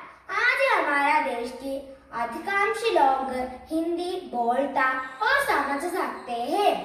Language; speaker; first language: Hindi; non-native, local second language; Malayalam